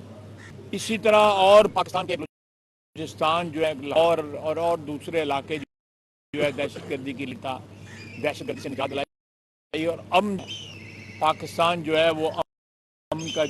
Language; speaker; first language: Urdu; non-native, local second language; Punjabi